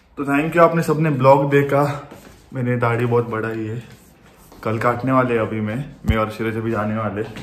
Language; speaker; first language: Hindi; non-native, local second language; Marathi